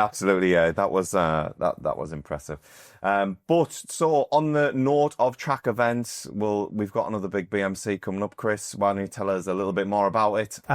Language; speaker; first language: English; native; English